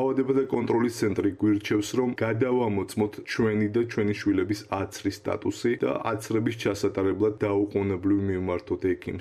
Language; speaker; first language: Georgian; native; Georgian